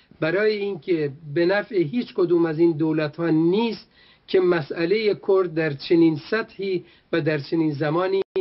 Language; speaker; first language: Persian; non-native, local second language; Kurdish